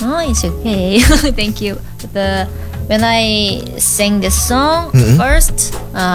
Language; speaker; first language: English; non-native, learner; Korean